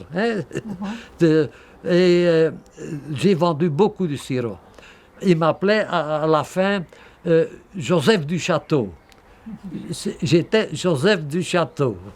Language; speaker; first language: French; non-native, local second language; Dutch